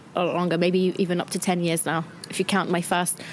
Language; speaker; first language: English; native; English